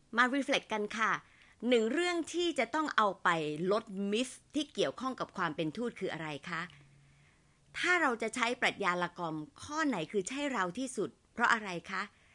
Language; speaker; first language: Thai; native; Thai